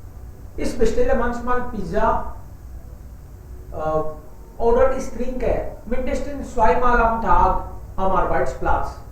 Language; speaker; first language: German; non-native, fluent; Hindi